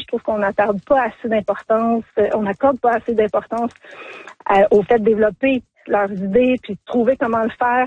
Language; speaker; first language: French; native; French